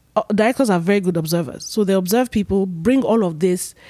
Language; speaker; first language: English; non-native, local second language; Igbo